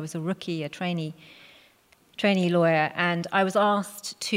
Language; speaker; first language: English; non-native, local second language; Punjabi